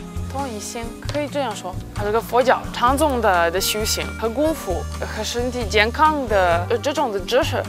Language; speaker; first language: Chinese; non-native, fluent; Serbian